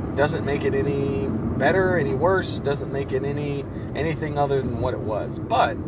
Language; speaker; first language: English; early bilingual, other home language; Spanish